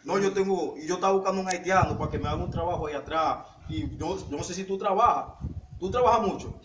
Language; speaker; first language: Spanish; native; Spanish